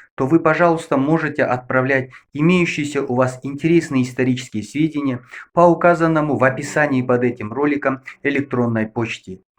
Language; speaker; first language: Russian; non-native, local second language; Kazakh